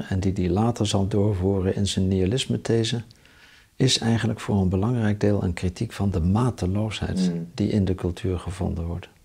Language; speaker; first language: Dutch; native; Dutch